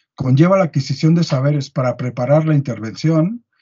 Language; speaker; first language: Spanish; native; Spanish